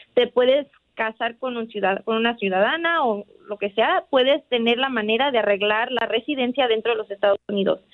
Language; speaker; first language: Spanish; early bilingual, heritage; Spanish